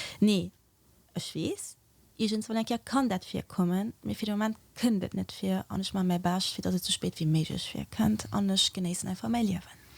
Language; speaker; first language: Luxembourgish; early bilingual, other home language; Portuguese